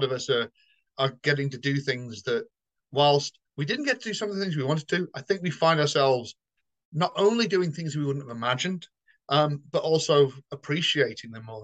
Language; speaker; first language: English; native; English